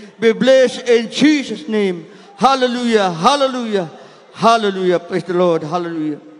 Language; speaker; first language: Filipino; native; Filipino